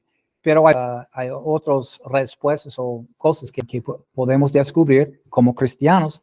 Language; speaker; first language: Spanish; non-native, fluent; English